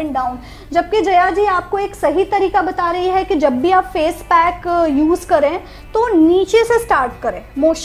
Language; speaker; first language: Hindi; native; Hindi